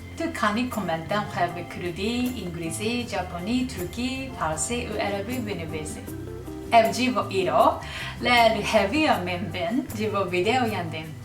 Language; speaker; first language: Kurdish; non-native, learner; Japanese